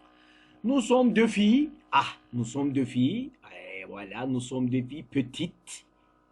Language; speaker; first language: French; non-native, learner; Turkish